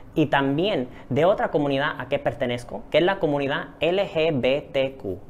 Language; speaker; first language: Spanish; early bilingual, heritage; Spanish